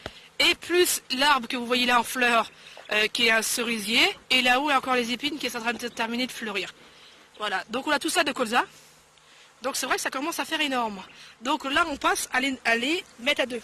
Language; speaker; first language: French; native; French